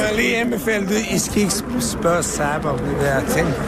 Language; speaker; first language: Danish; non-native, learner; Serbian